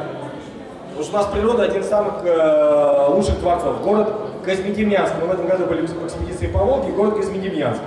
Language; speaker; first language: Russian; native; Russian